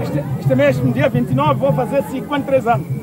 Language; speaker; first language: Portuguese; non-native, local second language; Tsonga